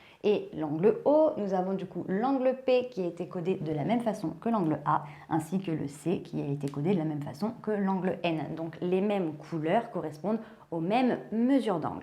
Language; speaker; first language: French; native; French